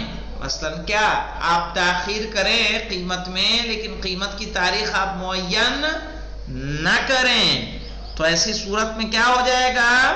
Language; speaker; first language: Urdu; native; Urdu